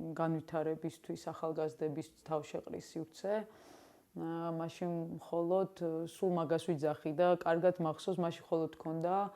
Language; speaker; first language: Georgian; non-native, local second language; Armenian